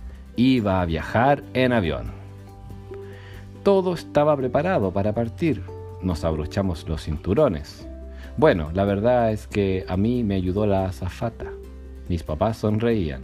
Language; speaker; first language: Spanish; native; Spanish